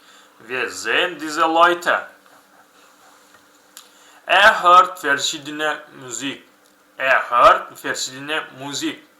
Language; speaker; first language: German; non-native, fluent; Uzbek